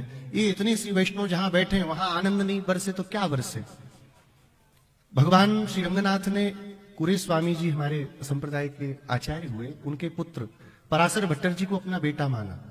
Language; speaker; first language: Hindi; native; Hindi